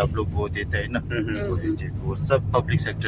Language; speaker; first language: Hindi; non-native, fluent; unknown